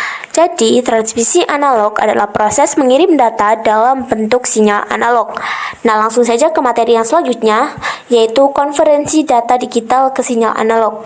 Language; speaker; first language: Indonesian; native; Indonesian